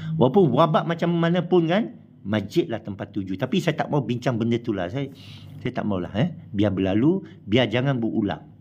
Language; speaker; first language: Malay; non-native, local second language; Chinese